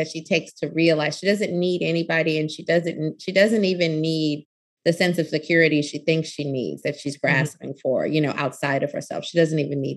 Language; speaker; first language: English; native; English